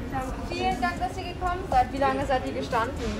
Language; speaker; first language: German; native; German